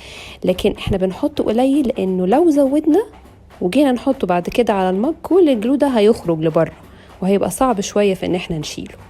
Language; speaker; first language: Arabic; native; Arabic